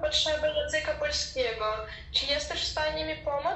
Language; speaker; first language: Polish; non-native, learner; Ukrainian